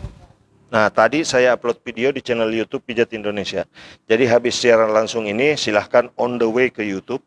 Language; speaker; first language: Indonesian; native; Indonesian